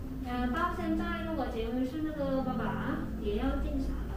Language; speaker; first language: Chinese; non-native, learner; Thai